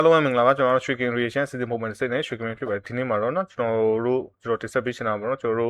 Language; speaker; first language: Burmese; native; Burmese